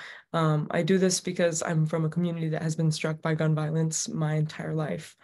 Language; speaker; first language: English; native; English